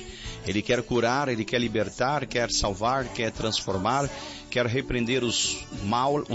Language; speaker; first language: Portuguese; native; Portuguese